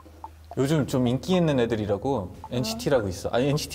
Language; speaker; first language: Korean; early bilingual, heritage; English